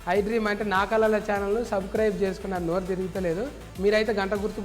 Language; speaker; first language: Telugu; native; Telugu